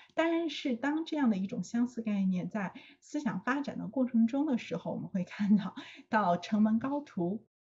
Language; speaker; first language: Chinese; native; Chinese